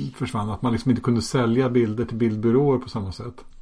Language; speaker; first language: Swedish; native; Swedish